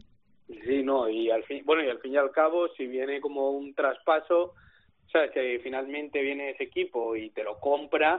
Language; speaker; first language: Spanish; native; Spanish